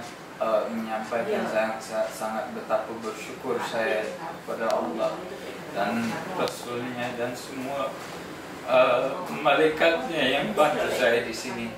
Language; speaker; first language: Indonesian; non-native, fluent; English